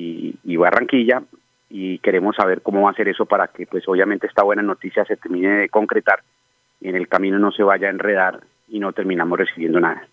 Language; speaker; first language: Spanish; native; Spanish